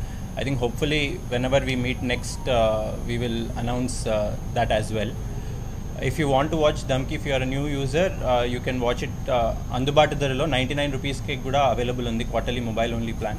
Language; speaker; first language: Telugu; native; Telugu